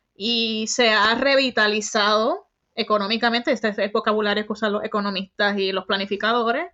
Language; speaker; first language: Spanish; native; Spanish